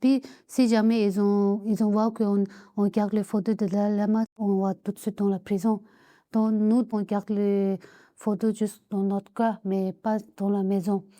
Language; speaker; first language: French; non-native, learner; Tibetan